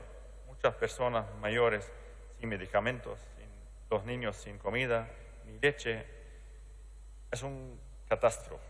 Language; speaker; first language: Spanish; non-native, fluent; Arabic